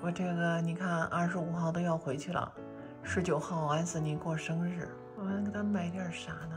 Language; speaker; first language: Chinese; native; Chinese